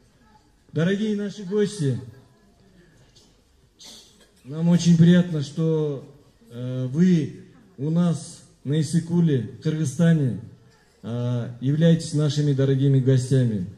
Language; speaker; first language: Russian; non-native, local second language; Kyrgyz